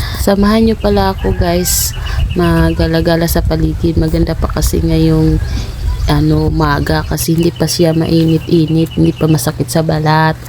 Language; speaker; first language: Filipino; non-native, local second language; Cebuano